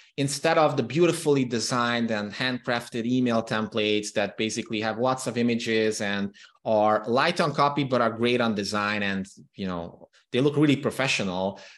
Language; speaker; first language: English; non-native, fluent; Hungarian